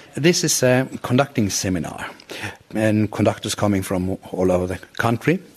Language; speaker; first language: English; non-native, fluent; Norwegian